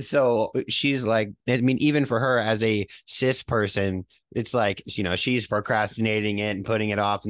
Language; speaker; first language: English; native; English